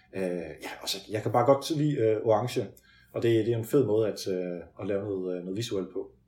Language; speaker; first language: Danish; early bilingual, other home language; Dutch